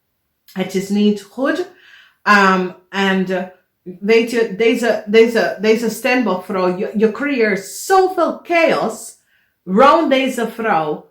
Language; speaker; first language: Dutch; non-native, learner; English